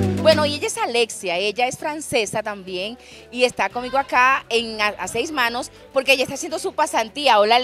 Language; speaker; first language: Spanish; native; Spanish